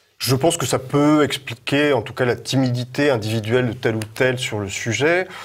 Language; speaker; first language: French; native; French